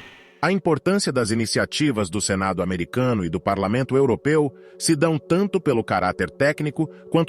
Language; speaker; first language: Portuguese; native; Portuguese